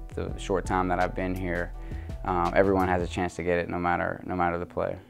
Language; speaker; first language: English; native; English